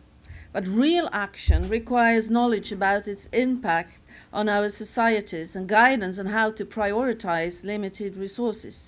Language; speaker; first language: English; non-native, fluent; Swedish